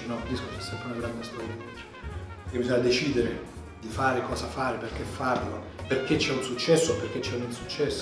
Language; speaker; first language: Italian; native; Italian